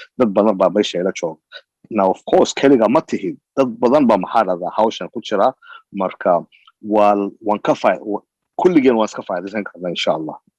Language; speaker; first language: Somali; early bilingual, heritage; Somali